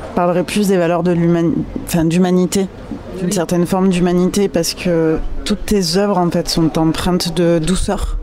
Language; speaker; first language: French; native; French